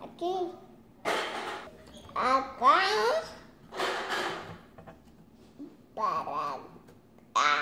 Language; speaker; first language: Spanish; early bilingual, other home language; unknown